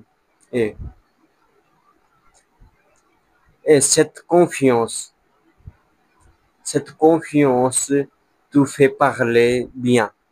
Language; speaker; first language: French; non-native, learner; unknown